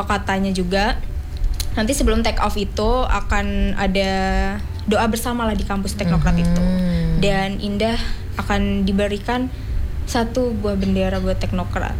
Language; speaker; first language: Indonesian; native; Indonesian